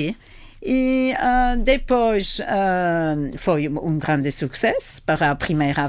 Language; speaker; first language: Portuguese; non-native, fluent; French